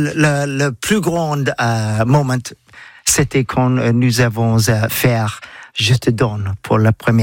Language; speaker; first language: French; non-native, learner; English